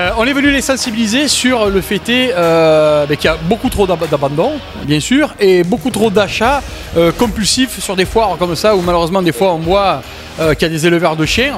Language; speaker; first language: French; native; French